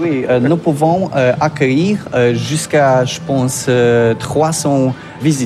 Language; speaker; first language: French; non-native, learner; Polish